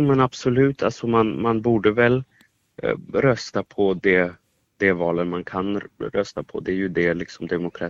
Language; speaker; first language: Swedish; non-native, fluent; German